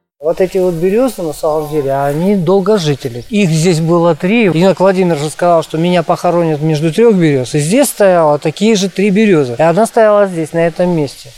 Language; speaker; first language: Russian; native; Russian